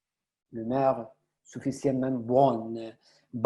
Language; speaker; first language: French; non-native, learner; Spanish